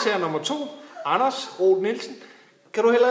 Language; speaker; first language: Danish; native; Danish